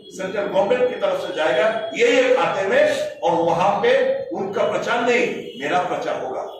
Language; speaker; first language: Hindi; non-native, local second language; Bangla